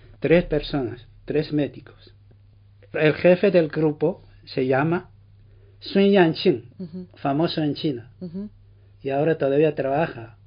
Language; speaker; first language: Spanish; non-native, fluent; Chinese